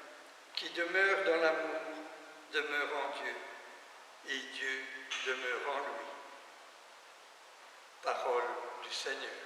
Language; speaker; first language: French; native; French